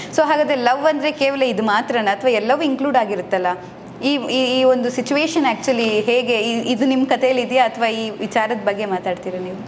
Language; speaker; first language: Kannada; native; Kannada